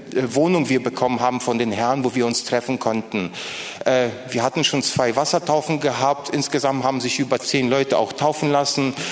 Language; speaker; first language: German; non-native, fluent; Polish